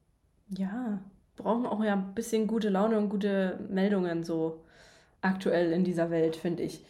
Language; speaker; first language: German; native; German